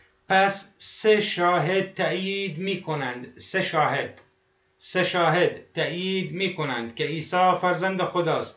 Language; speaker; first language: Persian; non-native, fluent; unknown